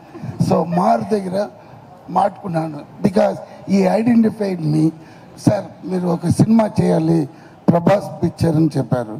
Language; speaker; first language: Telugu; non-native, learner; Tamil